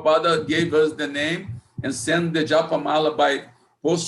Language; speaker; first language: English; non-native, fluent; Portuguese